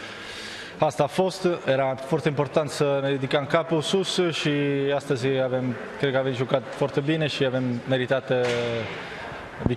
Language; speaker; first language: Romanian; non-native, learner; Italian